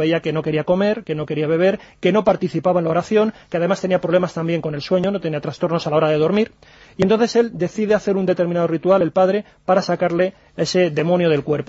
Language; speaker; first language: Spanish; native; Spanish